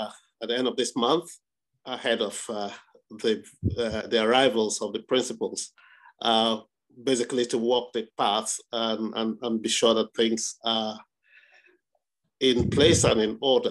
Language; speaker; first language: English; non-native, local second language; Igbo